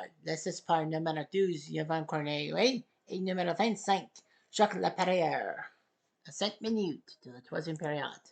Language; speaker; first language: French; non-native, learner; English